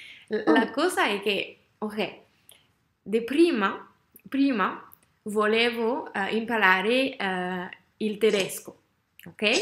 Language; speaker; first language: Italian; non-native, learner; French